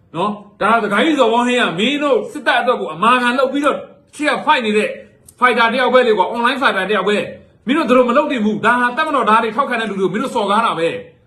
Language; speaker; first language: Burmese; native; Burmese